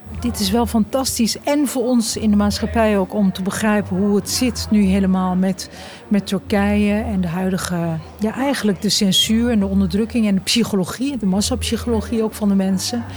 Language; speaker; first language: Dutch; early bilingual, other home language; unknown